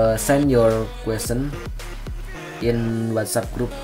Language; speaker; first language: English; non-native, learner; Indonesian